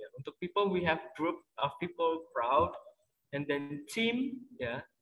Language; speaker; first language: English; non-native, fluent; Indonesian